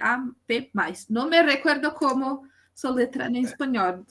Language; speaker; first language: Spanish; non-native, learner; Portuguese